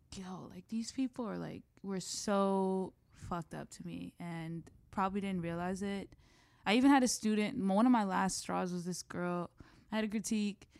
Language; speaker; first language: English; native; English